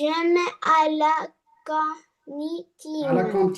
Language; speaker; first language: French; non-native, learner; Arabic